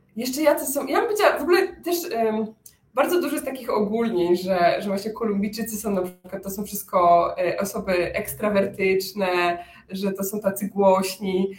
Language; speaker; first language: Polish; native; Polish